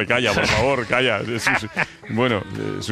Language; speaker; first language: Spanish; native; Spanish